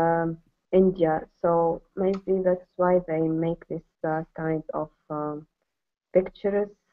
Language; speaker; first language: English; non-native, learner; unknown